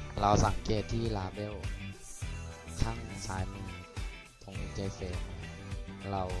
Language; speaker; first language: Thai; native; Thai